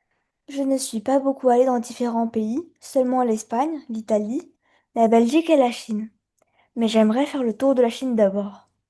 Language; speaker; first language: French; early bilingual, other home language; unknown